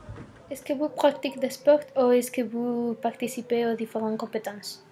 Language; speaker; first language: French; non-native, learner; Spanish